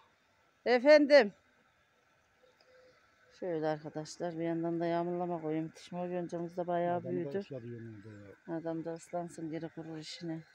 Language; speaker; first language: Turkish; native; Turkish